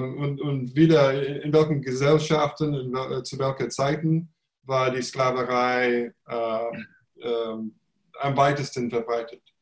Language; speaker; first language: German; non-native, fluent; English